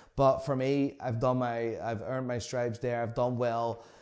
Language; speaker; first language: English; non-native, fluent; Dutch